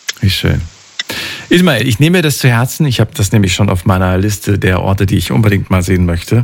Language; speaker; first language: German; native; German